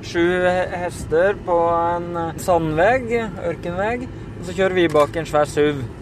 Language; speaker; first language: Norwegian; native; Norwegian